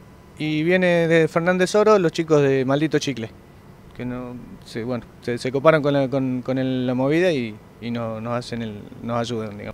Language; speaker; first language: Spanish; native; Spanish